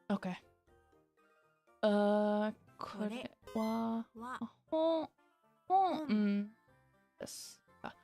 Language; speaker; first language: Japanese; non-native, learner; English